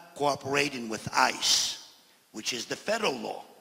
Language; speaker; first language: English; non-native, fluent; Albanian